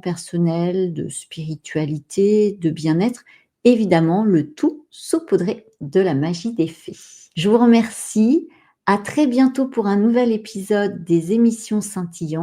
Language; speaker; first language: French; native; French